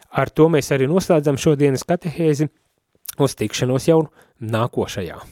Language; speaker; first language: Latvian; native; Latvian